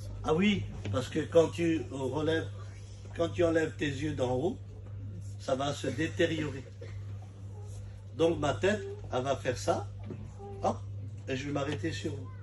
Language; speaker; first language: French; native; French